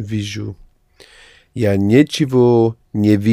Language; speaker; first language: Russian; non-native, learner; English